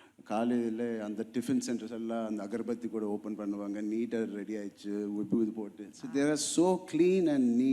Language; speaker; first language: Tamil; non-native, local second language; Telugu